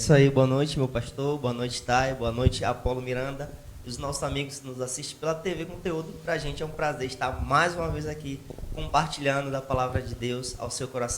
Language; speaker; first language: Portuguese; native; Portuguese